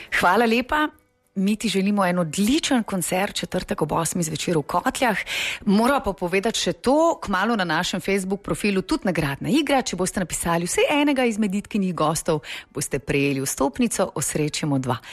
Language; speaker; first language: Slovenian; native; Slovenian